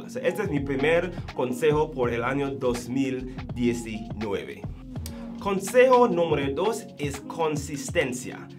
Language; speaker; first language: Spanish; non-native, learner; English